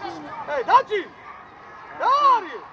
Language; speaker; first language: Georgian; native; Georgian